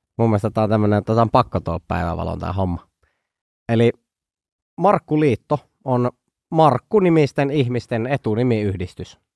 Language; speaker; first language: Finnish; native; Finnish